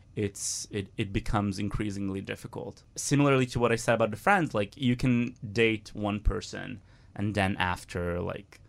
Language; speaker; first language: English; non-native, fluent; Italian